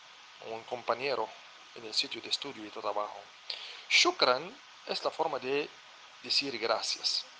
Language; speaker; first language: Spanish; non-native, fluent; Arabic